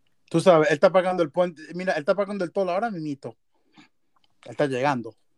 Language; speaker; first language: Spanish; early bilingual, other home language; English